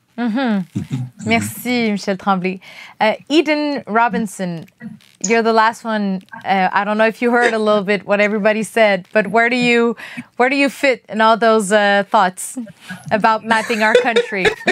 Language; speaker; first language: English; non-native, fluent; French